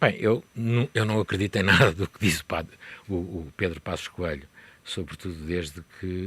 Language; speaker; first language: Portuguese; native; Portuguese